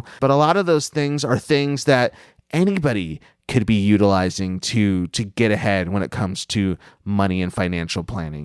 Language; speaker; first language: English; native; English